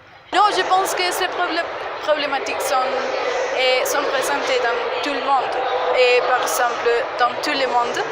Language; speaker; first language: French; non-native, fluent; Spanish